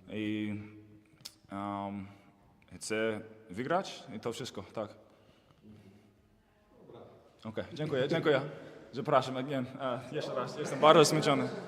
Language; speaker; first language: Polish; non-native, learner; English